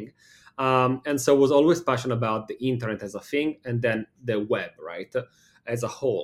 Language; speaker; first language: English; non-native, fluent; Italian